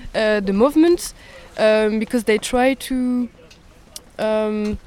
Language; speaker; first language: English; non-native, fluent; French